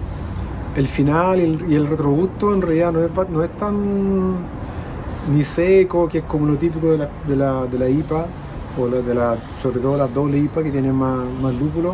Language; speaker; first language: Spanish; native; Spanish